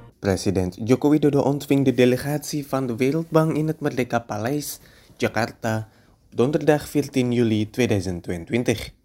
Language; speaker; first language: Dutch; non-native, fluent; Indonesian